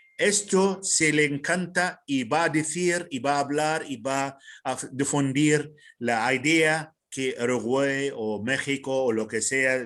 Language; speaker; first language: Spanish; non-native, fluent; Arabic